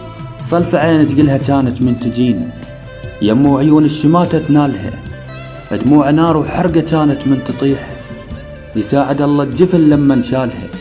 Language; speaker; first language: Arabic; native; Arabic